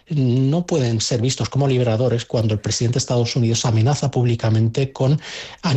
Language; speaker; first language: Spanish; native; Spanish